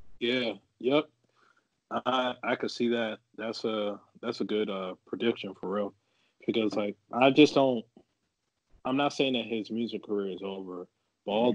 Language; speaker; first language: English; native; English